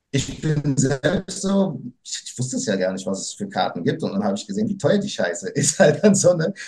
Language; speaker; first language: German; early bilingual, other home language; Portuguese